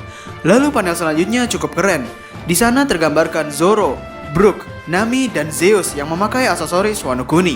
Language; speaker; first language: Indonesian; native; Indonesian